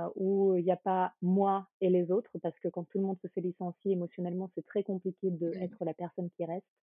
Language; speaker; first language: French; early bilingual, other home language; Ukrainian